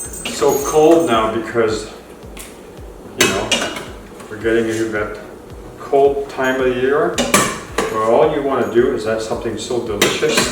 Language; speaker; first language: English; native; English